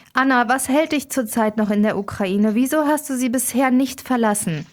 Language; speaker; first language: German; native; German